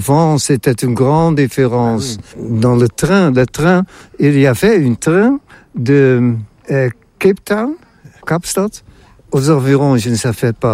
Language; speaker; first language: French; non-native, fluent; Dutch